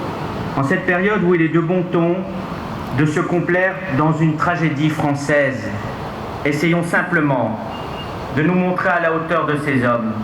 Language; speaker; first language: French; native; French